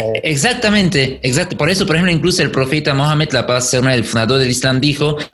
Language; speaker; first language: Spanish; non-native, fluent; German